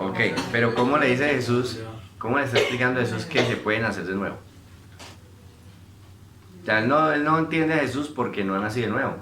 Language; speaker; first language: Spanish; native; Spanish